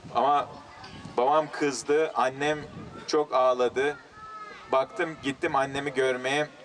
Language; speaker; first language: Turkish; early bilingual, heritage; English